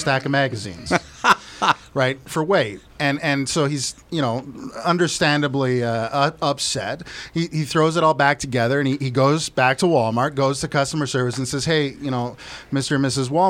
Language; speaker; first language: English; native; English